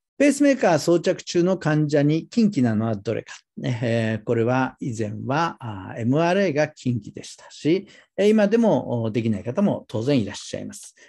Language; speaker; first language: Japanese; native; Japanese